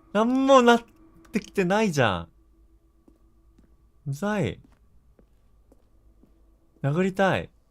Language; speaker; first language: Japanese; non-native, fluent; Korean